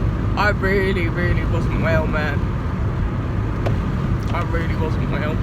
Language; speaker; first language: English; native; English